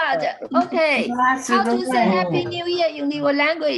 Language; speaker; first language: English; non-native, fluent; Chinese